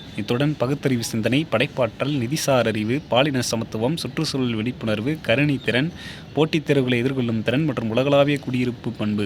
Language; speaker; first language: Tamil; native; Tamil